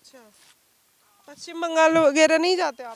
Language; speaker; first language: Hindi; native; Hindi